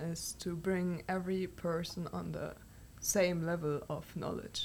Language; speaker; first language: English; non-native, fluent; German